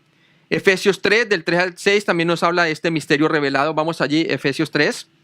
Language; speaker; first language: Spanish; native; Spanish